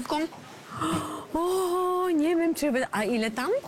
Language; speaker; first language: Polish; non-native, learner; Ukrainian